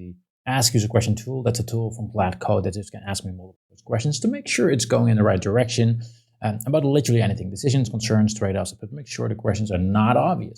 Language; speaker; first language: English; non-native, fluent; Dutch